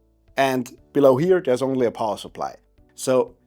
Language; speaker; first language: English; non-native, fluent; German